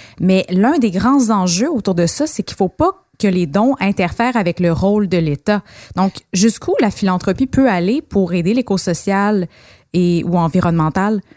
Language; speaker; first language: French; native; French